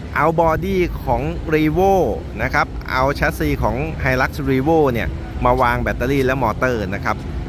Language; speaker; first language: Thai; native; Thai